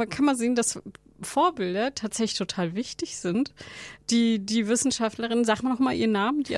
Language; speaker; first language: German; native; German